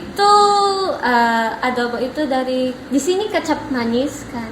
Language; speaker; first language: Indonesian; non-native, learner; Filipino